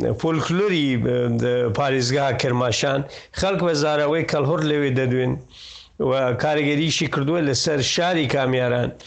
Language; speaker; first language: Central Kurdish; non-native, local second language; Southern Kurdish